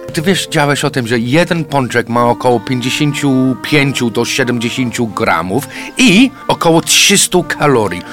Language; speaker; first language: Polish; non-native, fluent; English